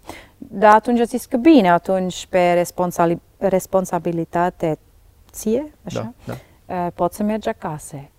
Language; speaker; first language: Romanian; non-native, learner; Dutch